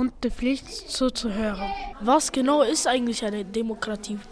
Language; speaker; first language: German; non-native, local second language; Serbian